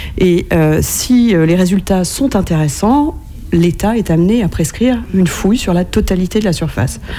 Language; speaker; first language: French; native; French